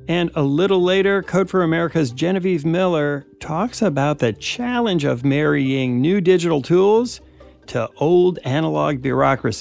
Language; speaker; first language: English; native; English